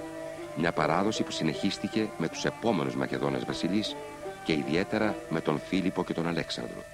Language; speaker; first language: Greek; native; Greek